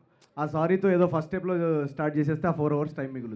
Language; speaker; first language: Telugu; native; Telugu